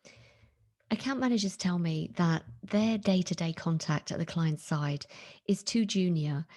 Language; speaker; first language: English; native; English